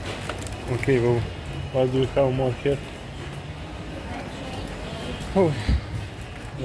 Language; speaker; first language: English; non-native, learner; Serbian